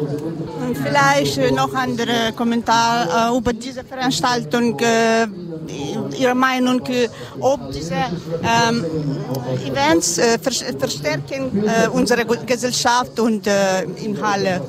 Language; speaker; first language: German; non-native, learner; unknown